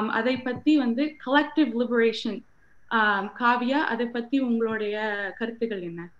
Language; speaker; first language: Tamil; early bilingual, heritage; Tamil